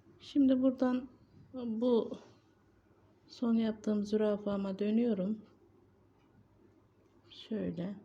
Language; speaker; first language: Turkish; native; Turkish